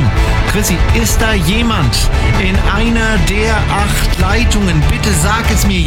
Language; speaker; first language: German; native; German